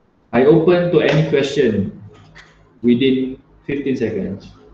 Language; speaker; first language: English; non-native, local second language; Malay